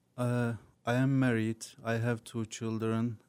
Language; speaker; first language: English; non-native, learner; Turkish